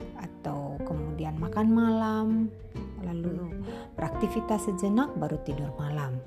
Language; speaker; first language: Indonesian; native; Indonesian